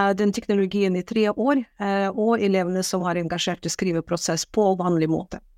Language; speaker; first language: Norwegian; non-native, fluent; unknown